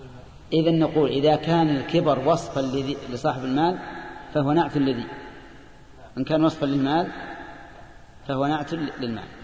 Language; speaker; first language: Arabic; native; Arabic